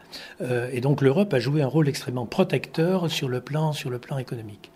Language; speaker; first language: French; native; French